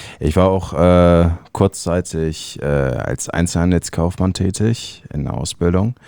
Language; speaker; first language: German; early bilingual, other home language; Italian